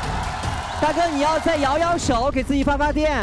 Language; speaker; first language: Chinese; native; Chinese